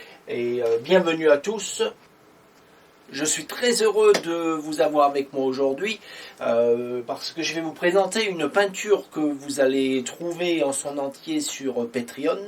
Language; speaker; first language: French; native; French